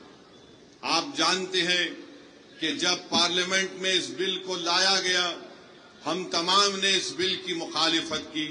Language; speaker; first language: Urdu; native; Urdu